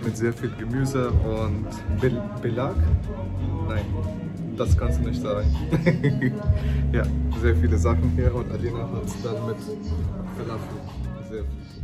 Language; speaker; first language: German; non-native, fluent; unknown